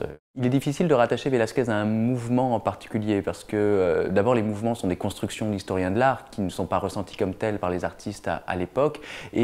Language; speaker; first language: French; native; French